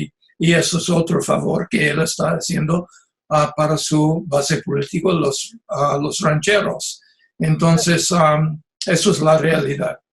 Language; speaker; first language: Spanish; non-native, fluent; English